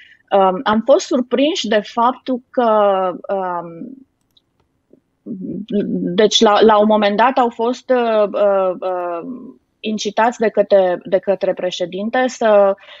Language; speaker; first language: Romanian; native; Romanian